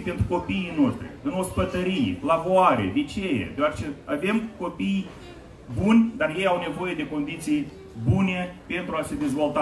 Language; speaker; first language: Romanian; native; Romanian